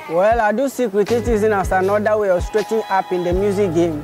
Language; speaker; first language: English; non-native, fluent; French